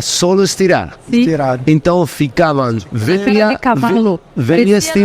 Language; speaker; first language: Portuguese; non-native, fluent; Spanish